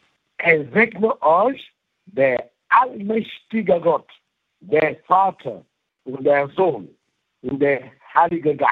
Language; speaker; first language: German; non-native, fluent; French